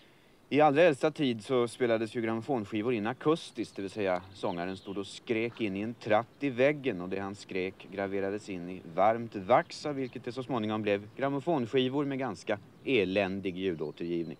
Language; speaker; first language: Swedish; native; Swedish